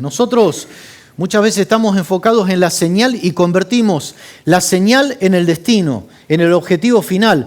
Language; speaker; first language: Spanish; native; Spanish